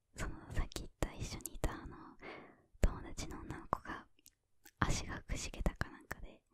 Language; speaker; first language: Japanese; early bilingual, heritage; Japanese